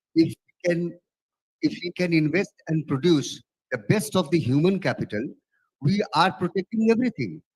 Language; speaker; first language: English; non-native, local second language; Bhojpuri